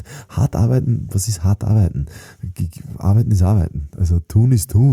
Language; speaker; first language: German; native; German